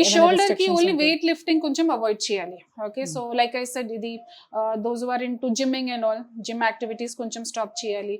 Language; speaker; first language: Telugu; non-native, local second language; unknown